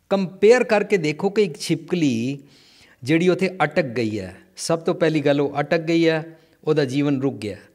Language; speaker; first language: Hindi; non-native, local second language; Punjabi